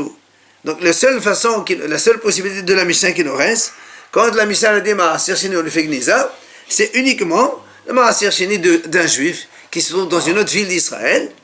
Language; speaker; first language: French; native; French